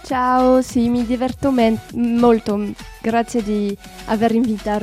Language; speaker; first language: Italian; non-native, learner; French